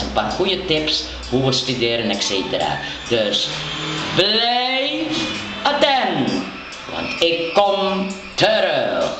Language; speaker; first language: Dutch; non-native, local second language; Papiamento